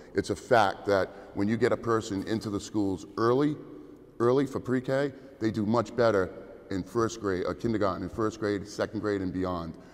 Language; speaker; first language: English; native; English